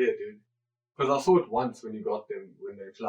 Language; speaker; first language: English; native; English